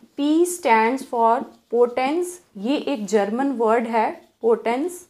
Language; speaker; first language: Hindi; non-native, local second language; Punjabi